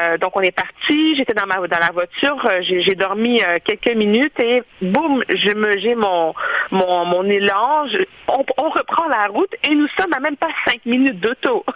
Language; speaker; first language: French; early bilingual, other home language; Haitian Creole